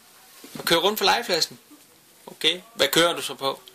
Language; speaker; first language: Danish; native; Danish